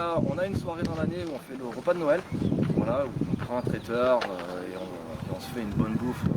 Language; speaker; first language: French; native; French